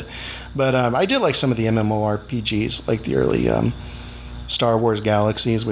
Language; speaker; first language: English; native; English